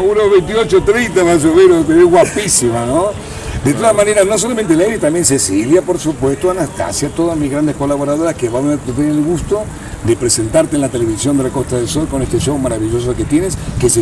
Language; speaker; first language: Spanish; native; Spanish